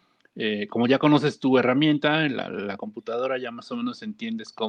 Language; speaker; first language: Spanish; native; Spanish